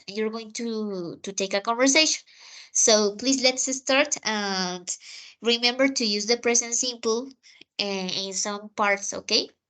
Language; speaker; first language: English; non-native, fluent; Spanish